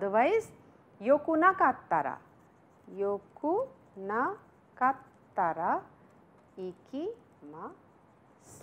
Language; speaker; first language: Japanese; non-native, fluent; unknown